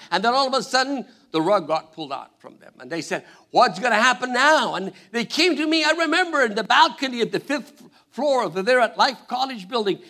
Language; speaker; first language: English; non-native, fluent; Spanish